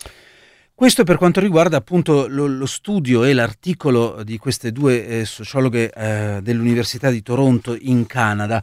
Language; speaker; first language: Italian; native; Italian